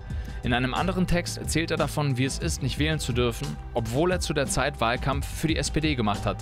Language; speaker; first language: German; native; German